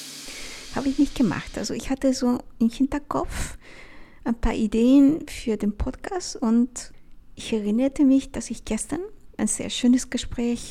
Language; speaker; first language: German; non-native, fluent; Spanish